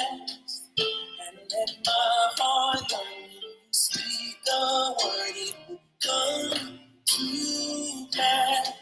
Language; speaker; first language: English; native; English